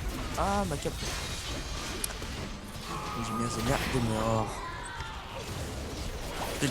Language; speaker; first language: French; native; French